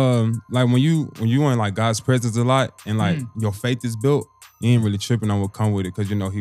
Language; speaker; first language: English; native; English